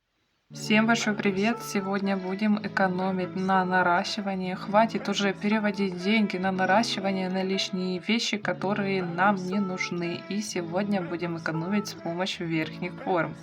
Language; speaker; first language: Russian; native; Russian